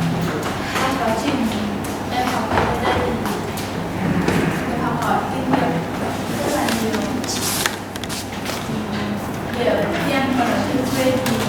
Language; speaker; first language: Vietnamese; non-native, local second language; Hmong